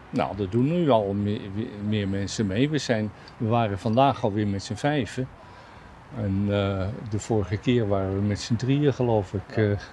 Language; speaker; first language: Dutch; native; Dutch